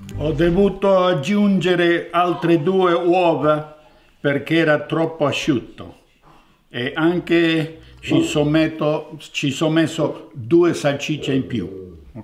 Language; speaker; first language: Italian; non-native, fluent; Spanish